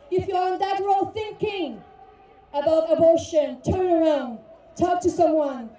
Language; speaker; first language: English; native; English